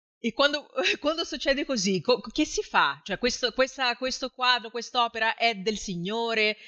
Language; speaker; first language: Italian; non-native, fluent; Portuguese